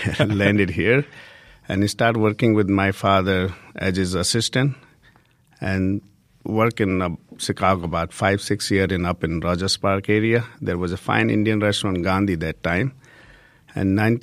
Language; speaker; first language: English; non-native, local second language; Hindi